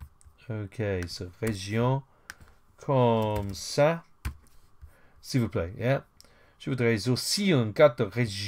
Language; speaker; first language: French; non-native, fluent; English